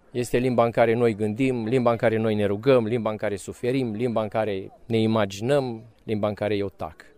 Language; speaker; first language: Romanian; native; Romanian